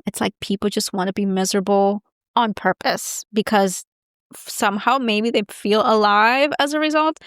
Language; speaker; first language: English; native; English